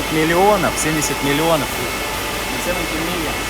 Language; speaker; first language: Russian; native; Russian